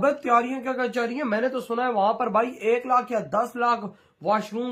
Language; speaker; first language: Hindi; native; Hindi